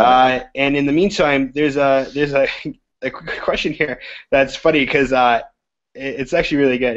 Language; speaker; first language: English; native; English